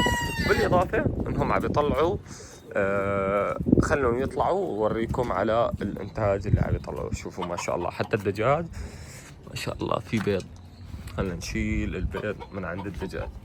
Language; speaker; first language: Arabic; native; Arabic